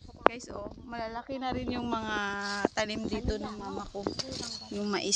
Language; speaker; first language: Filipino; non-native, local second language; Cebuano